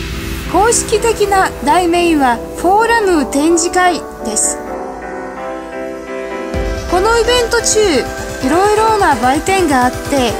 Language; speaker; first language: Japanese; non-native, fluent; Russian